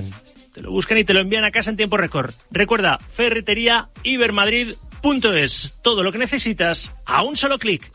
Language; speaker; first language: Spanish; native; Spanish